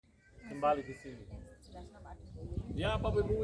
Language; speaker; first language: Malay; non-native, fluent; Arabic